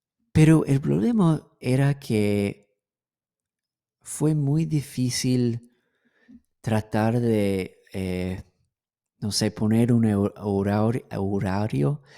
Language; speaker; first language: Spanish; non-native, fluent; English